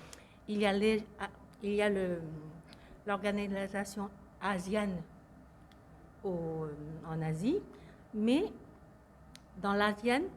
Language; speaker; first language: French; non-native, fluent; Lao